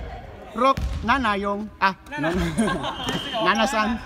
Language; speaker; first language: Japanese; non-native, learner; Filipino